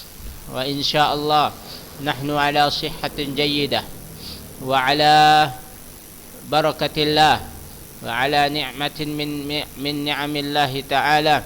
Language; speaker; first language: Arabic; non-native, fluent; Indonesian